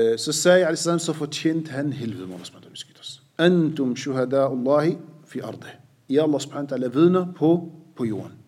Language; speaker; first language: Danish; non-native, fluent; Arabic